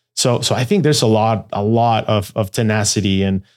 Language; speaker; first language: English; non-native, fluent; Spanish